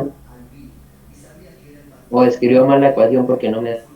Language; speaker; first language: Spanish; native; Spanish